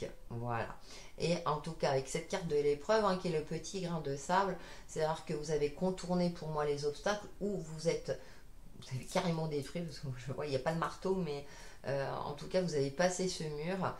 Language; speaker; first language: French; native; French